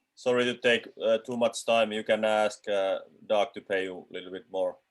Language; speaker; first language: English; non-native, fluent; Finnish